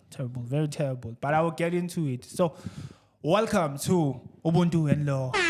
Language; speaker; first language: English; non-native, local second language; Zulu